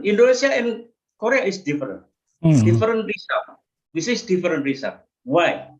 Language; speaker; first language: English; non-native, learner; Indonesian